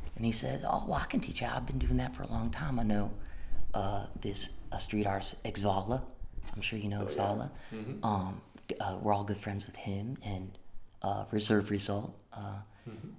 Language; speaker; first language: English; native; English